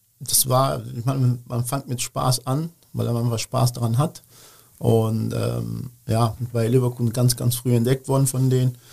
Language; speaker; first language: German; early bilingual, other home language; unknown